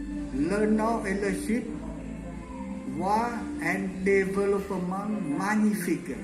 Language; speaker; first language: French; non-native, learner; Vietnamese